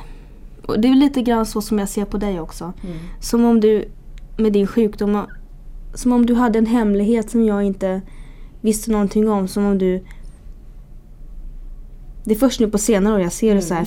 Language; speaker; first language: Swedish; native; Swedish